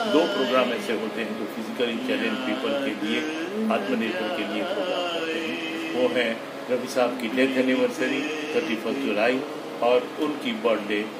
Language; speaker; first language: Hindi; non-native, local second language; Gujarati